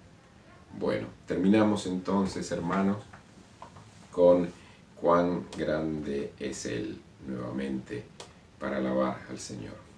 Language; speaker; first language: Spanish; native; Spanish